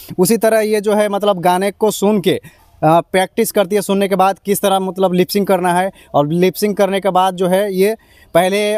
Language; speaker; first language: Hindi; native; Hindi